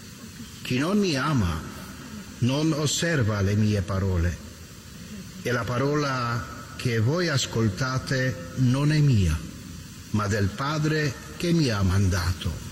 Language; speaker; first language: Italian; native; Italian